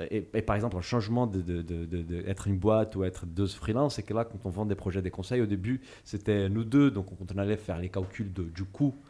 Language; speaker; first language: French; non-native, fluent; Portuguese